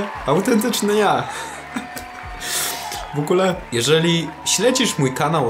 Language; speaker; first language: Polish; native; Polish